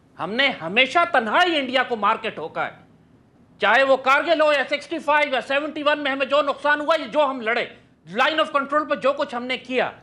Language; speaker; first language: Urdu; native; Urdu